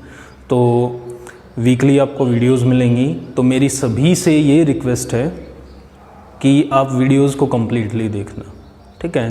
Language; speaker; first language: Hindi; native; Hindi